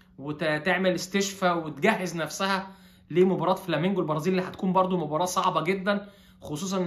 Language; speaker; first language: Arabic; native; Arabic